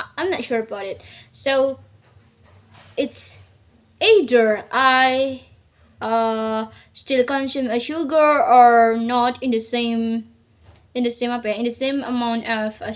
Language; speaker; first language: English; non-native, learner; Indonesian